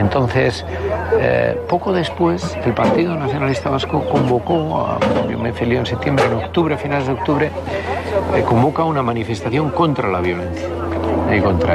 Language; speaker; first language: Spanish; native; Spanish